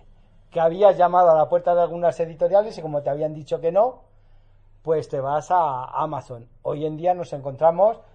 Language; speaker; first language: Spanish; native; Spanish